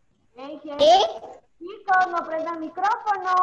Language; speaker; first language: Spanish; native; Spanish